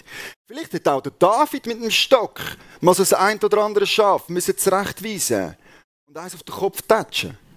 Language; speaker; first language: German; native; German